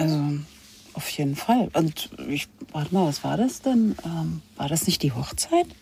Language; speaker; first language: German; native; German